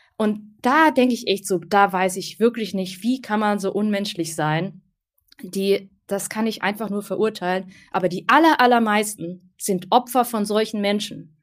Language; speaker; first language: German; early bilingual, other home language; Vietnamese